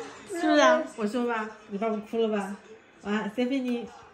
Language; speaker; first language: Chinese; native; Chinese